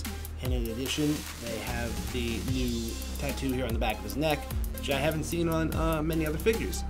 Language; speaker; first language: English; native; English